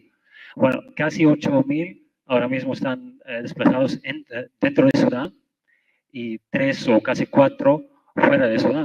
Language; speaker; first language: Spanish; non-native, fluent; Arabic